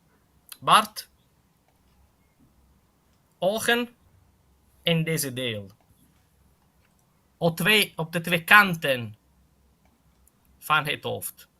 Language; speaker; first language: Dutch; non-native, fluent; Italian